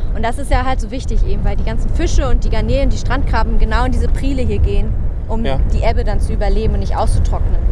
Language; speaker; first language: German; native; German